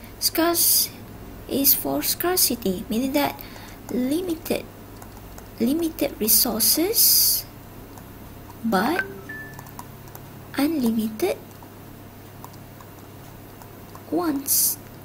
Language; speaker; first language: English; non-native, local second language; Malay